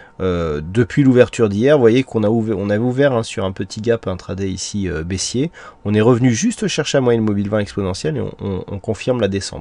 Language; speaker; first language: French; native; French